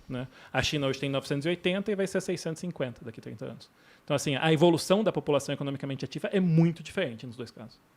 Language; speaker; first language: Portuguese; native; Portuguese